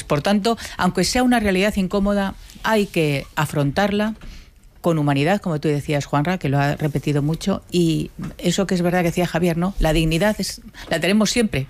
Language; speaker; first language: Spanish; native; Spanish